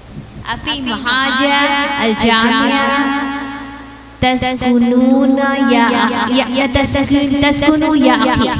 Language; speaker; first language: Arabic; non-native, learner; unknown